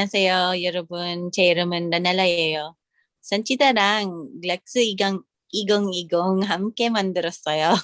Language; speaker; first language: Korean; non-native, learner; English